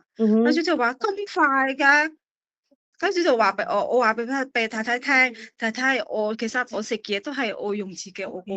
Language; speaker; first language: Cantonese; non-native, fluent; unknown